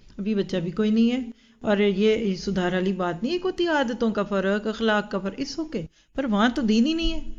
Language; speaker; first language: Urdu; native; Urdu